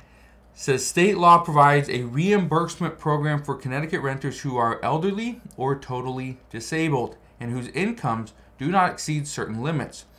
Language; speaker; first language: English; native; English